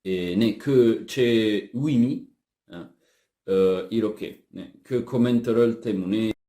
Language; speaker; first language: Korean; non-native, learner; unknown